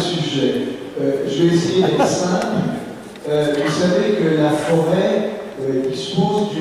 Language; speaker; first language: French; native; French